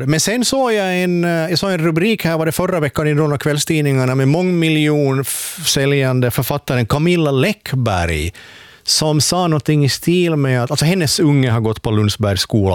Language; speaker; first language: Swedish; native; Swedish